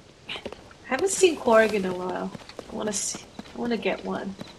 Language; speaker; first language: English; non-native, fluent; Korean